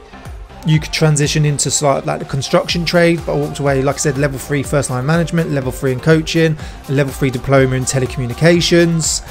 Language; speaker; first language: English; native; English